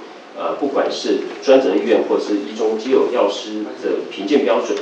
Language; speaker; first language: Chinese; native; Chinese